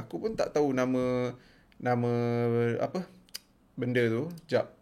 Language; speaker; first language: Malay; native; Malay